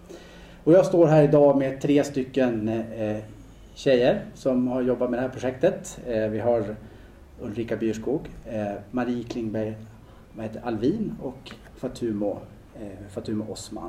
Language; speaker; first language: Swedish; native; Swedish